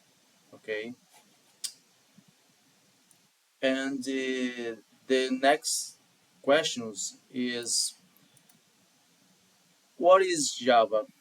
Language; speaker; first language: English; non-native, learner; Portuguese